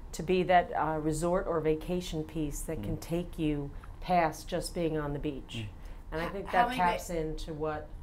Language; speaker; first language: English; native; English